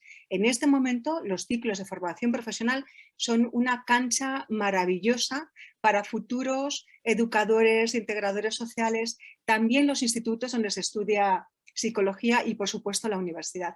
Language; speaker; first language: Spanish; native; Spanish